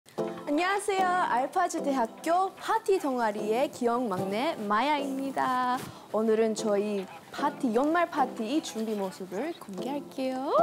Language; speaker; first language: Korean; non-native, fluent; Japanese